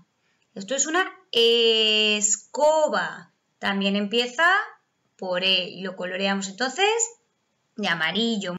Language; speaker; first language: Spanish; native; Spanish